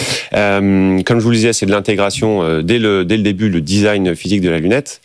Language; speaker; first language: French; native; French